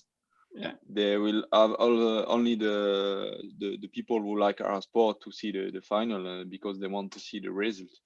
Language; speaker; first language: English; non-native, learner; French